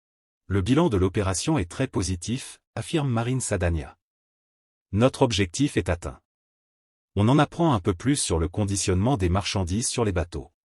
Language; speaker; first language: French; native; French